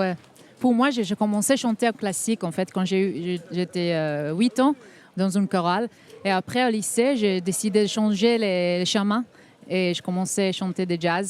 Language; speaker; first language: French; non-native, fluent; Hebrew